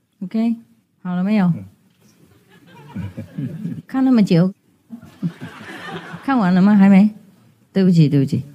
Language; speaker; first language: Chinese; non-native, fluent; Vietnamese